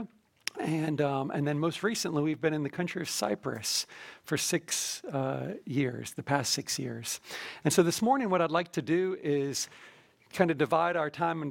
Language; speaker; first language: English; native; English